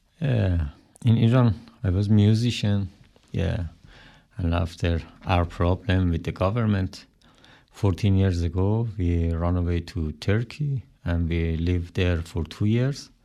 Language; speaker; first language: English; non-native, learner; Persian